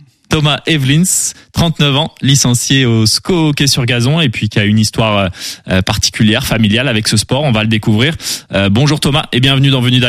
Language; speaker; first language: French; native; French